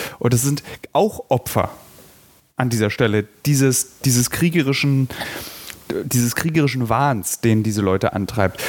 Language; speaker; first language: German; native; German